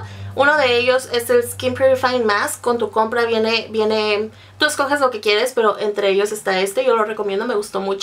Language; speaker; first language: Spanish; native; Spanish